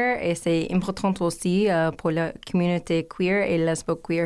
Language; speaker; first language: French; non-native, learner; English